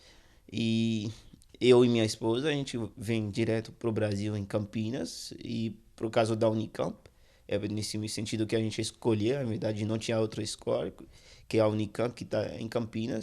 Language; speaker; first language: Portuguese; non-native, fluent; Haitian Creole